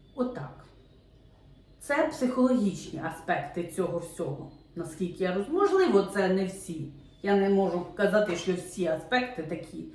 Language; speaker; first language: Ukrainian; non-native, local second language; Russian